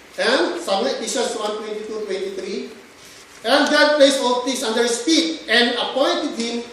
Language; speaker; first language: English; non-native, local second language; Filipino